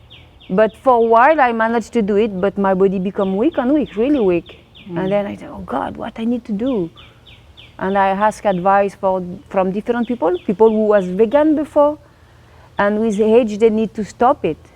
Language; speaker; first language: English; non-native, learner; French